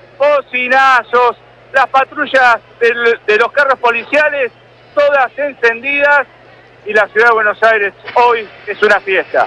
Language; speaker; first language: Spanish; native; Spanish